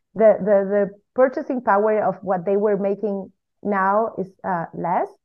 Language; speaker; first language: English; non-native, fluent; Spanish